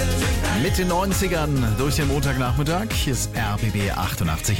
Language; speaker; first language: German; native; German